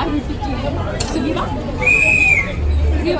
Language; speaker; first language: Japanese; non-native, learner; Hindi